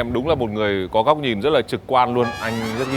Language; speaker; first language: Vietnamese; native; Vietnamese